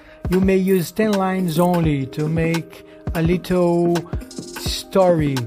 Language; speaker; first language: English; non-native, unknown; Portuguese